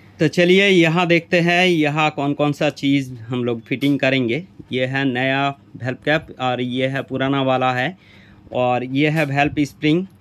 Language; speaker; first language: Hindi; non-native, local second language; Bangla